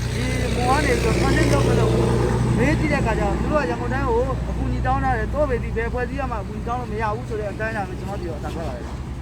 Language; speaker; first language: Burmese; non-native, local second language; Tedim Chin